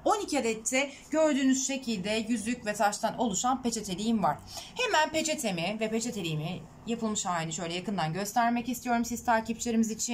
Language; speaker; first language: Turkish; native; Turkish